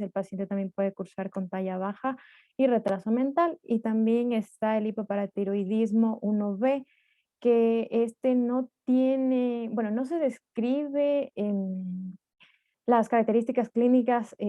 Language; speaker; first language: Spanish; native; Spanish